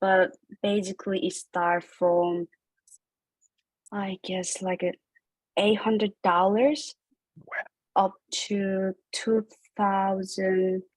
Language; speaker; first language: English; non-native, learner; Korean